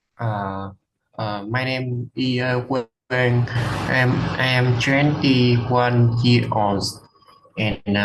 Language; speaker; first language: English; non-native, learner; Vietnamese